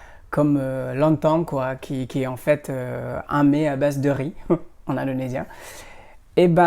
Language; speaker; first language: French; non-native, fluent; Indonesian